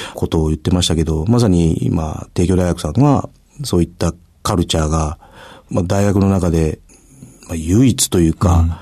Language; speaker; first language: Japanese; native; Japanese